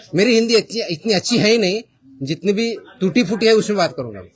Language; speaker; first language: Hindi; non-native, local second language; Marathi